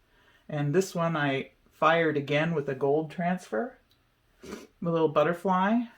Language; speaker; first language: English; native; English